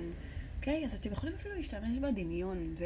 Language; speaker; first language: Hebrew; native; Hebrew